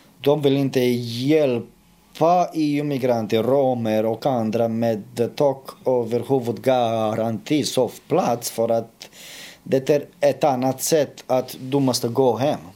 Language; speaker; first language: Swedish; non-native, fluent; Romanian